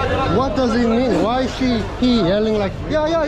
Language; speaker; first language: English; non-native, learner; Korean